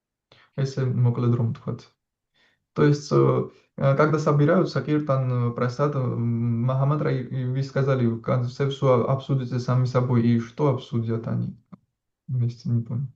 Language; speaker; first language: Russian; non-native, fluent; Georgian